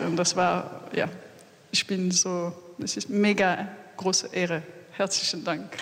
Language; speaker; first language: German; non-native, learner; French